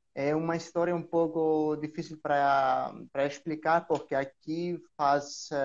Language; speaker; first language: Portuguese; non-native, learner; Greek